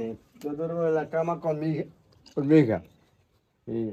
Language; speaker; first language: Spanish; non-native, local second language; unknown